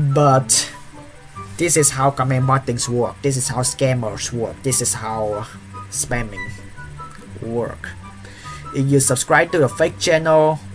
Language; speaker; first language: English; non-native, learner; Vietnamese